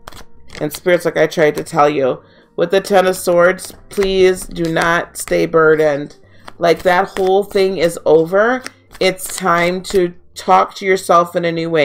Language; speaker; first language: English; native; English